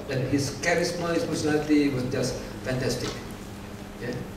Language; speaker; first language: English; non-native, local second language; Malay